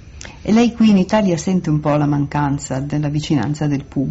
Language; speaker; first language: Italian; native; Italian